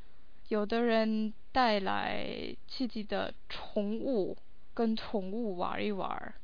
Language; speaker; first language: Chinese; non-native, fluent; English